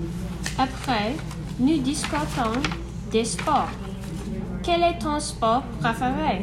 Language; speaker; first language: French; non-native, learner; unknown